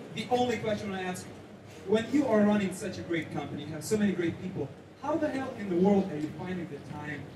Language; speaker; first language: English; non-native, fluent; Ukrainian